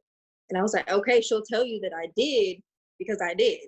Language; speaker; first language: English; native; English